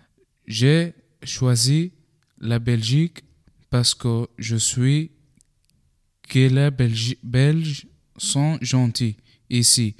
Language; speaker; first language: French; non-native, learner; Arabic